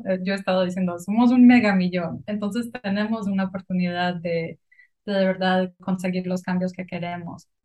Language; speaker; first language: Spanish; early bilingual, heritage; Spanish